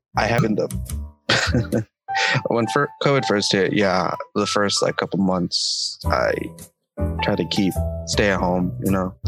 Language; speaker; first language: English; native; English